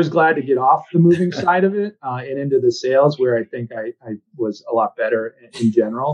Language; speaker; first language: English; native; English